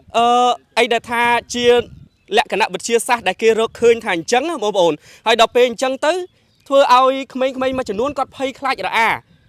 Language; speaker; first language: Khmer; native; Khmer